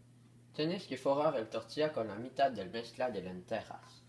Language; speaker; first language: Spanish; non-native, learner; French